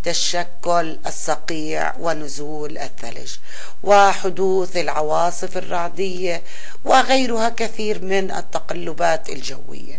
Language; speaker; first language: Arabic; native; Arabic